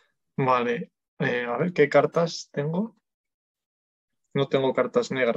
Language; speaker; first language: Spanish; non-native, fluent; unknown